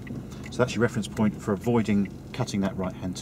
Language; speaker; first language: English; native; English